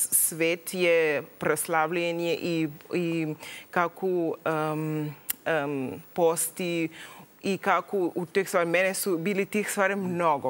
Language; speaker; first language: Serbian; non-native, learner; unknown